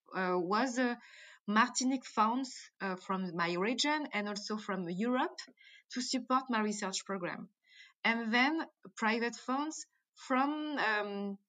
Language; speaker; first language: English; non-native, fluent; French